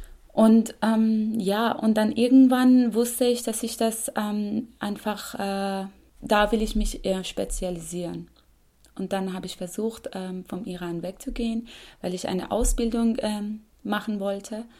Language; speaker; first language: German; non-native, fluent; Persian